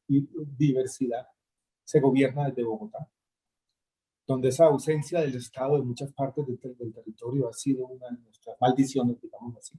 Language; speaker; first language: Spanish; native; Spanish